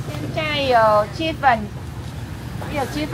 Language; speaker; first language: Chinese; non-native, learner; Vietnamese